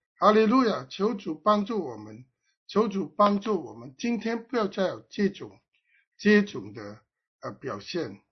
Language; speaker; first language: Chinese; non-native, local second language; Cantonese